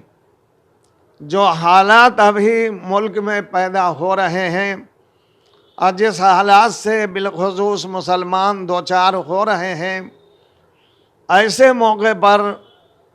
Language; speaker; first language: Urdu; native; Urdu